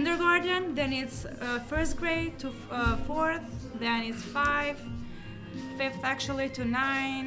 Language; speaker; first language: English; non-native, fluent; Albanian